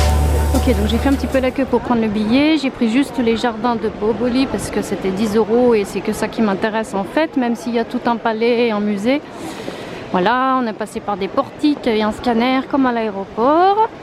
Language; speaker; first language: French; native; French